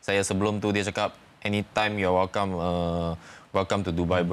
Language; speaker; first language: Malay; non-native, local second language; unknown